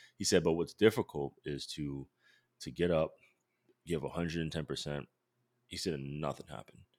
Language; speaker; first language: English; native; English